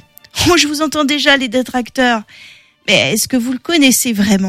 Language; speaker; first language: French; native; French